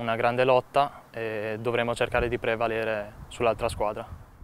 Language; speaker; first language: Italian; native; Italian